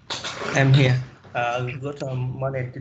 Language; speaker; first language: English; non-native, learner; Vietnamese